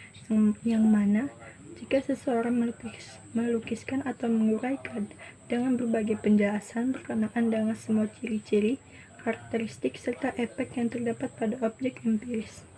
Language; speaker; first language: Indonesian; native; Indonesian